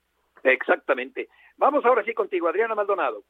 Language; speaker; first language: Spanish; native; Spanish